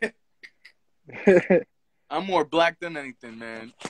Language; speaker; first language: English; native; English